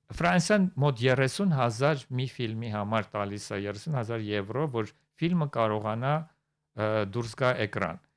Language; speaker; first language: Armenian; native; Armenian